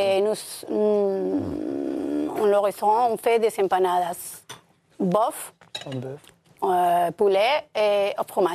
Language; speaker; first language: French; non-native, local second language; Spanish